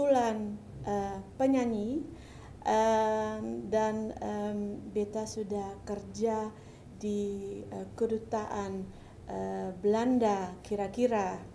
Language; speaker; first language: Indonesian; early bilingual, heritage; Dutch